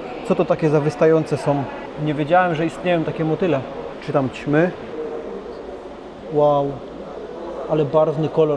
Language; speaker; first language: Polish; native; Polish